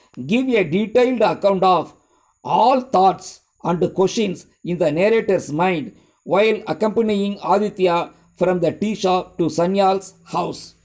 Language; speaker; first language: English; non-native, local second language; Tamil